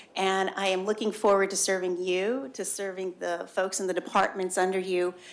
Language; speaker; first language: English; native; English